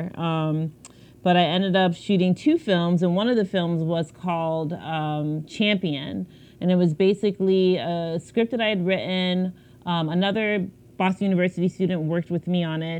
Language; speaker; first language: English; native; English